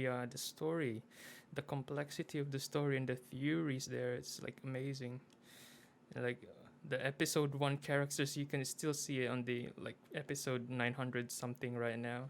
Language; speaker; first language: English; non-native, local second language; Filipino